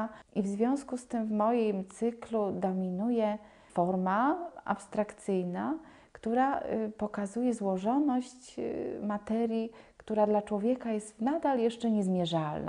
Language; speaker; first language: Polish; native; Polish